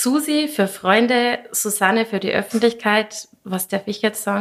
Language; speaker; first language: German; native; German